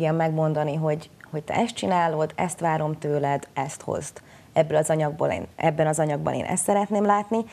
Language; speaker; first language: Hungarian; native; Hungarian